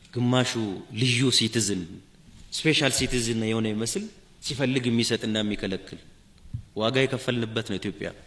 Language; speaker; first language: Amharic; non-native, local second language; Oromo